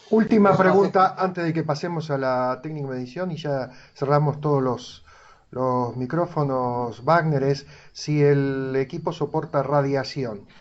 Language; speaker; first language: Spanish; native; Spanish